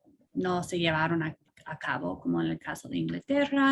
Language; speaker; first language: Spanish; non-native, fluent; English